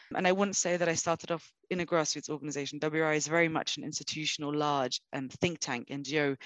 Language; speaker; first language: English; native; English